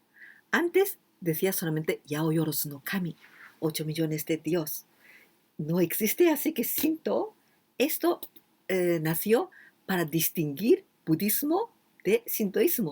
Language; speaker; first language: Spanish; non-native, fluent; Japanese